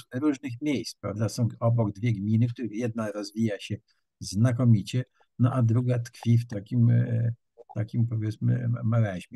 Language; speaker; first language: Polish; native; Polish